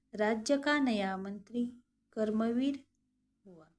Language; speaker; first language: Hindi; non-native, local second language; Marathi